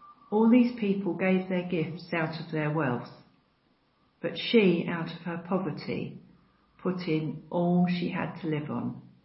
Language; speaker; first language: English; native; English